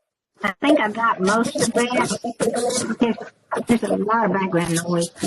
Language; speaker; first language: English; native; English